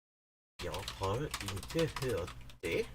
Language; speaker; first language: Swedish; non-native, learner; English